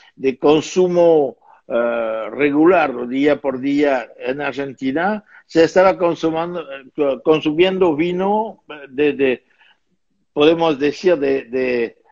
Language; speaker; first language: Spanish; non-native, fluent; French